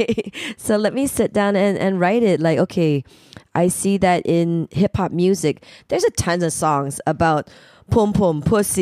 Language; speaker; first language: English; native; English